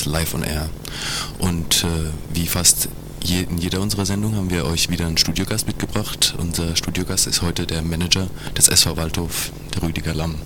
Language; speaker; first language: German; native; German